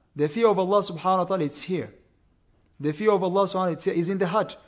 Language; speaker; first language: English; non-native, local second language; Swahili